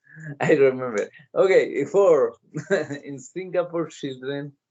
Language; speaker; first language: English; non-native, learner; Spanish